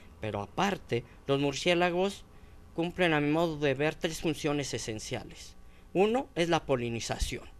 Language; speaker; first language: Spanish; native; Spanish